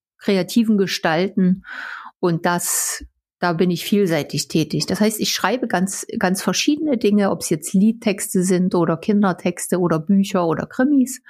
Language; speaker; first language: German; non-native, local second language; Upper Sorbian